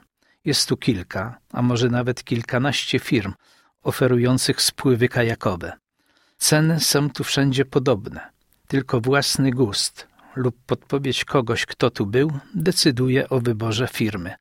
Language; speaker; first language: Polish; native; Polish